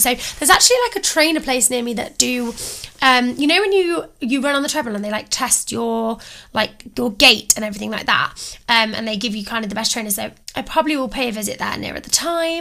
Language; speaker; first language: English; native; English